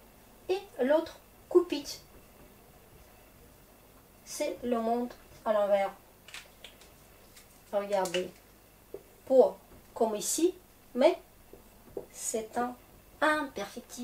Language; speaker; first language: French; non-native, fluent; Russian